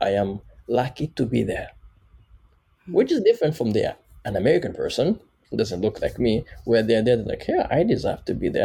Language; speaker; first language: English; non-native, local second language; Kinyarwanda